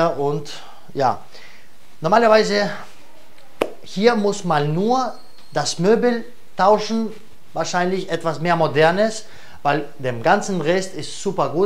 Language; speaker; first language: German; non-native, fluent; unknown